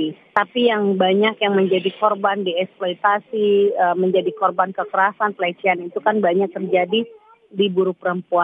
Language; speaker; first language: Indonesian; native; Indonesian